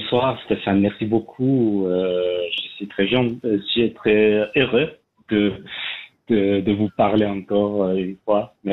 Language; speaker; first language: French; non-native, fluent; Persian